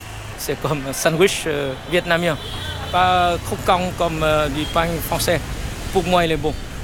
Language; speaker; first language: French; non-native, fluent; Vietnamese